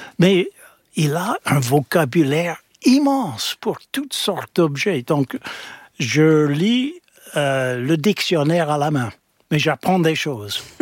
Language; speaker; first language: French; non-native, fluent; English